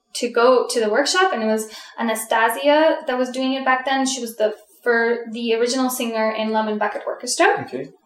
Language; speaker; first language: English; early bilingual, other home language; Russian